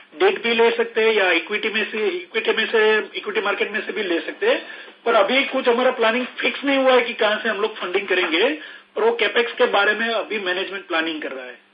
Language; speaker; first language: Hindi; non-native, local second language; Gujarati